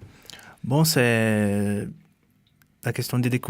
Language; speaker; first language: French; non-native, fluent; Portuguese